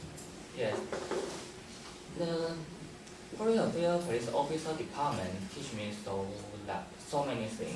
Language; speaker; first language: English; non-native, learner; Chinese